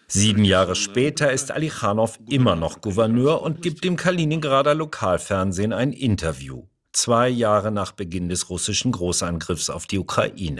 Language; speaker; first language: German; native; German